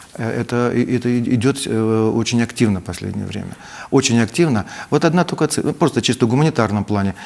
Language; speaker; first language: Russian; native; Russian